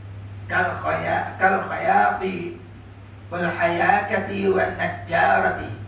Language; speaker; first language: Arabic; non-native, fluent; Malay